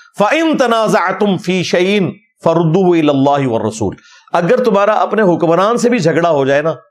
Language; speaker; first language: Urdu; non-native, local second language; Punjabi